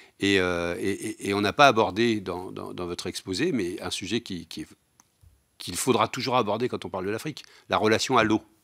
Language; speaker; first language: French; native; French